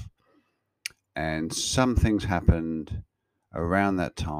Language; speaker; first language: English; native; English